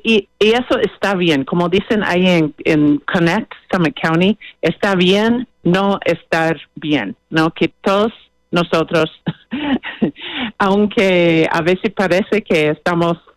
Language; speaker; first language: Spanish; non-native, fluent; English